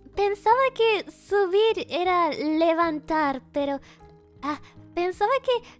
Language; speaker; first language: Spanish; non-native, learner; English